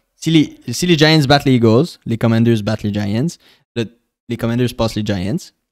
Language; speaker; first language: French; native; French